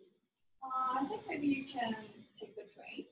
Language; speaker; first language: English; non-native, learner; Portuguese